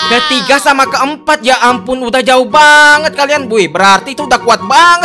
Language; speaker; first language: Indonesian; native; Indonesian